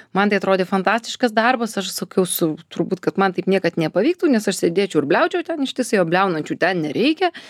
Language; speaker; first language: Lithuanian; native; Lithuanian